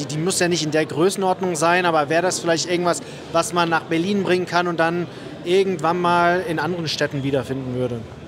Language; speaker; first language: German; native; German